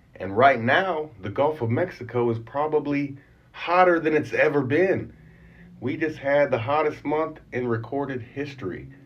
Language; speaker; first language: English; native; English